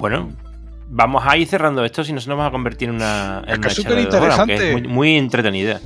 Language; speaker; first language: Spanish; native; Spanish